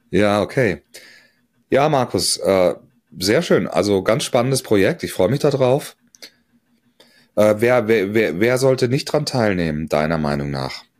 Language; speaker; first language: German; native; German